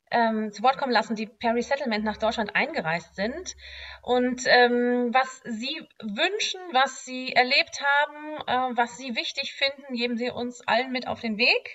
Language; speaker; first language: German; native; German